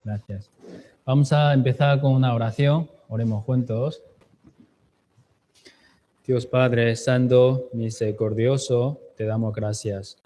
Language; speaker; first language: Spanish; non-native, fluent; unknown